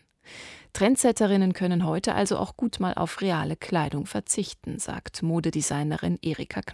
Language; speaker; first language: German; native; German